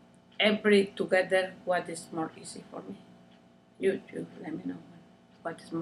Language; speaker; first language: English; non-native, learner; Spanish